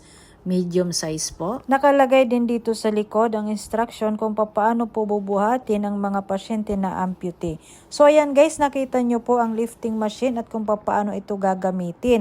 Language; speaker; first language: Filipino; native; Filipino